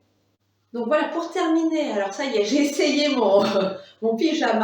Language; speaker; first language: French; native; French